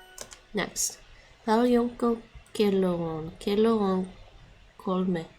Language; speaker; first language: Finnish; non-native, learner; English